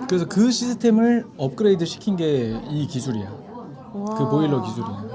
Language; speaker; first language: Korean; native; Korean